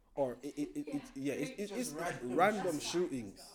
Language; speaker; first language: English; non-native, local second language; Jamaican Creole English